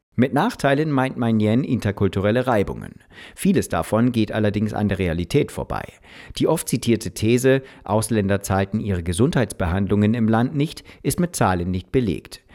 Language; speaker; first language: German; native; German